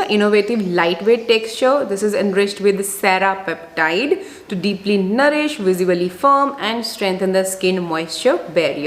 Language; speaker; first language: English; non-native, local second language; Hindi